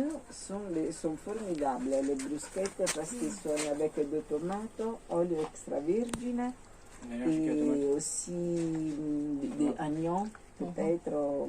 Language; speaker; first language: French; non-native, learner; Italian